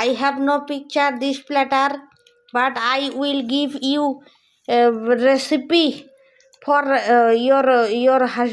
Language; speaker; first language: English; non-native, learner; Bangla